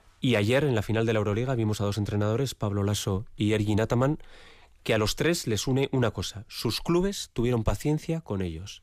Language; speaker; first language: Spanish; native; Spanish